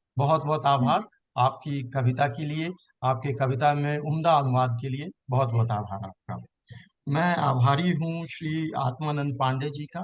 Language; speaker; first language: Hindi; native; Hindi